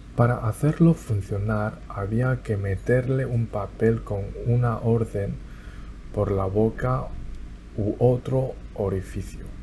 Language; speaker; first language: Spanish; non-native, fluent; Chinese